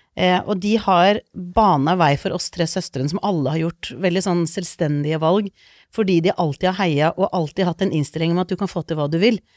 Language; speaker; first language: Norwegian; early bilingual, other home language; Icelandic